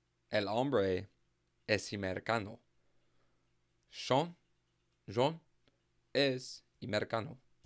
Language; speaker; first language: Spanish; non-native, learner; English